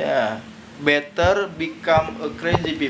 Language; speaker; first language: English; non-native, learner; Indonesian